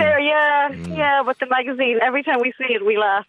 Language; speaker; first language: English; native; English